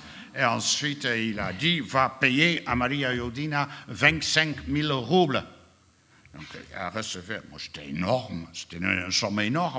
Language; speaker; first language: French; non-native, fluent; Dutch